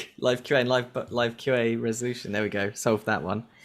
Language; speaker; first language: English; native; English